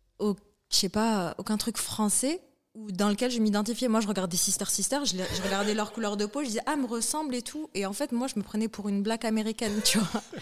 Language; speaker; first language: French; early bilingual, other home language; Arabic